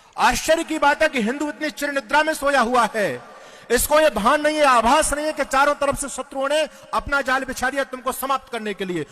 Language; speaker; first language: Hindi; non-native, local second language; Marathi